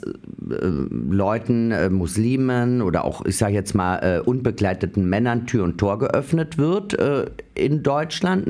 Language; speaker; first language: German; native; German